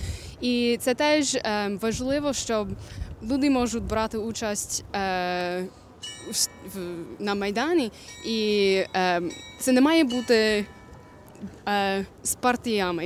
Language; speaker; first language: Ukrainian; non-native, learner; English